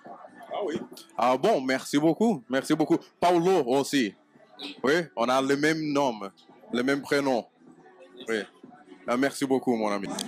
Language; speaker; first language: French; non-native, fluent; Portuguese